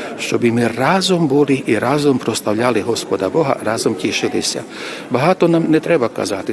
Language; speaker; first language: Ukrainian; early bilingual, heritage; Ukrainian